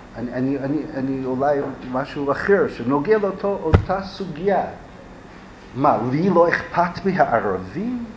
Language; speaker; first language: Hebrew; non-native, fluent; English